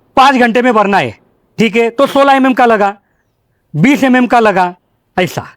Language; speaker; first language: Hindi; non-native, local second language; Marathi